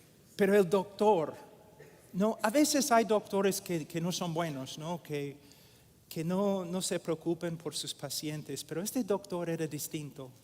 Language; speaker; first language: Spanish; non-native, fluent; English